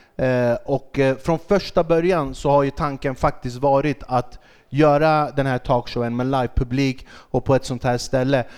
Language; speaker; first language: Swedish; early bilingual, other home language; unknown